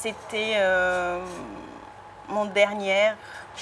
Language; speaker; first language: French; non-native, fluent; Portuguese